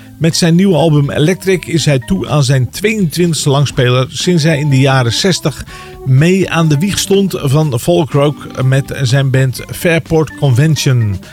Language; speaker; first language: Dutch; native; Dutch